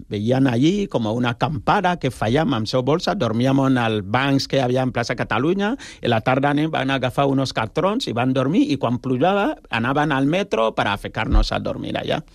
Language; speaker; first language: Catalan; non-native, fluent; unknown